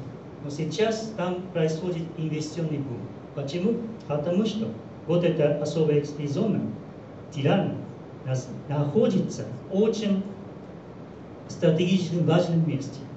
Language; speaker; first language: Russian; non-native, fluent; Japanese